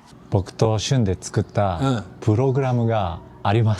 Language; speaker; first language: Japanese; non-native, fluent; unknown